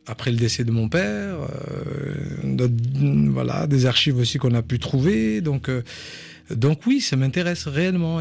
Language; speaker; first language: French; native; French